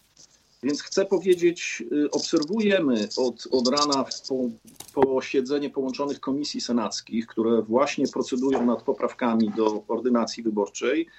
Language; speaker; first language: Polish; native; Polish